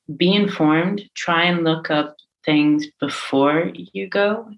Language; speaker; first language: English; native; English